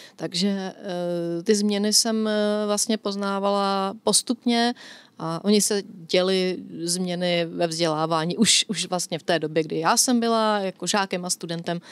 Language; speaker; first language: Czech; native; Czech